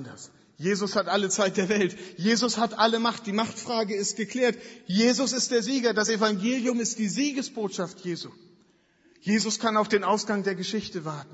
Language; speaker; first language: German; native; German